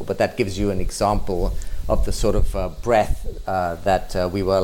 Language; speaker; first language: English; non-native, local second language; Hindi